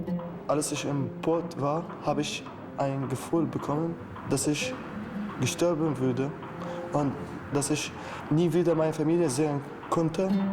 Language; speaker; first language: German; non-native, learner; Arabic